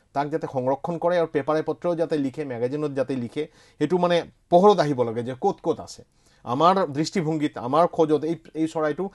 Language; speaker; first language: Assamese; non-native, local second language; Bangla